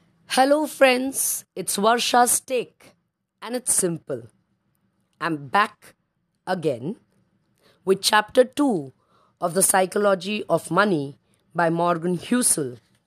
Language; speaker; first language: English; non-native, local second language; Marathi